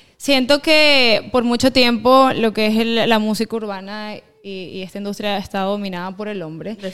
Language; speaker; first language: Spanish; native; Spanish